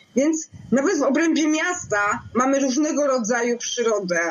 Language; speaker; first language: Polish; native; Polish